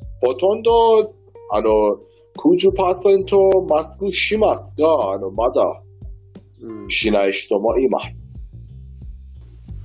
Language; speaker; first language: Japanese; non-native, learner; Persian